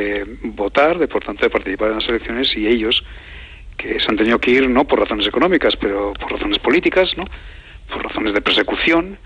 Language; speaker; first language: Spanish; native; Spanish